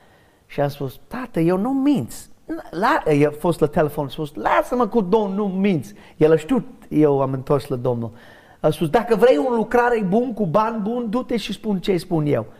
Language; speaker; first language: Romanian; non-native, learner; English